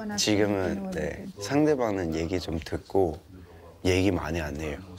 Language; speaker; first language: Korean; non-native, fluent; Cantonese